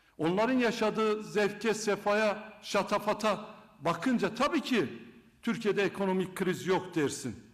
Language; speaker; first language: Turkish; non-native, local second language; Kurdish